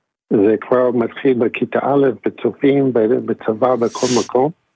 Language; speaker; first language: Hebrew; non-native, fluent; English